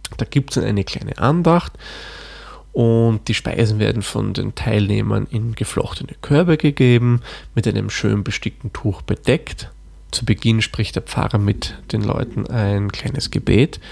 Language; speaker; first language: German; native; German